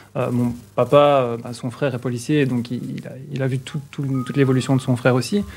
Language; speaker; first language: French; native; French